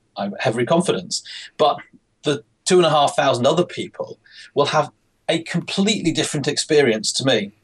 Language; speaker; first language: English; native; English